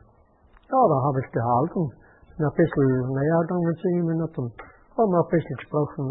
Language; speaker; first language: German; native; German